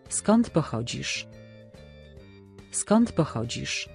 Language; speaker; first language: Polish; non-native, learner; Spanish